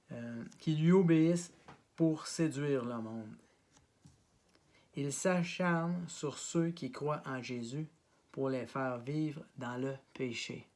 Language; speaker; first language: French; native; French